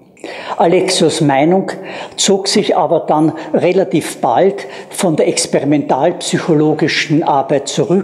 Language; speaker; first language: German; native; German